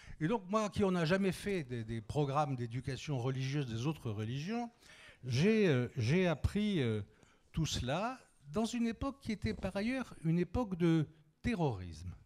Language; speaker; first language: French; native; French